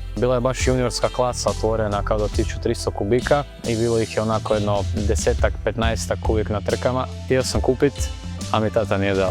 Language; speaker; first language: Croatian; native; Croatian